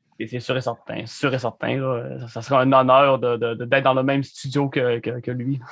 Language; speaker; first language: French; native; French